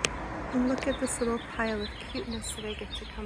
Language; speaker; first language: English; native; English